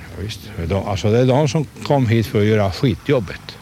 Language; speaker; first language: Swedish; non-native, fluent; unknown